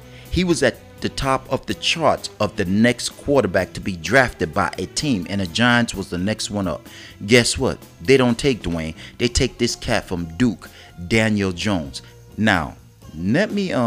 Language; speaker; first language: English; native; English